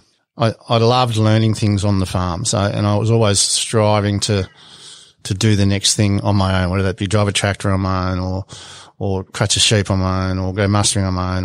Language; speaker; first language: English; native; English